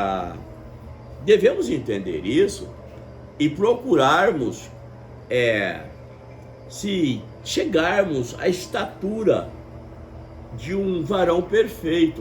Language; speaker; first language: Portuguese; native; Portuguese